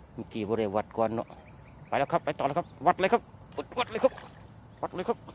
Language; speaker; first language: Thai; native; Thai